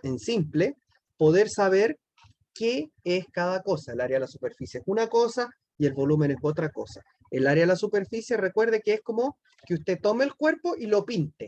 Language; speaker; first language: Spanish; native; Spanish